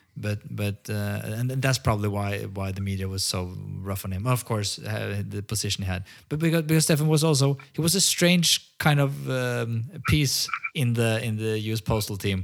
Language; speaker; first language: English; non-native, fluent; Norwegian